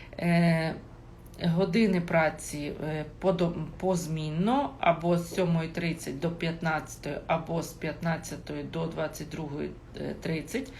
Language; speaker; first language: Ukrainian; non-native, local second language; Russian